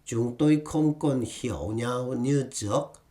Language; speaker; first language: Vietnamese; non-native, fluent; Korean